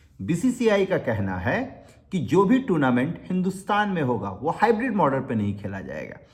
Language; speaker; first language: Hindi; native; Hindi